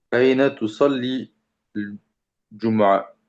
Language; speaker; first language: Arabic; non-native, learner; French